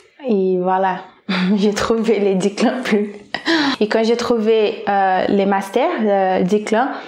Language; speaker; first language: French; non-native, fluent; Portuguese